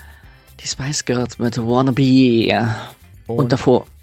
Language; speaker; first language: German; native; German